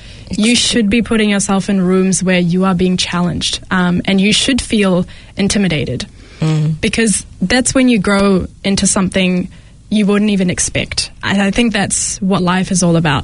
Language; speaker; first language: English; early bilingual, other home language; Malayalam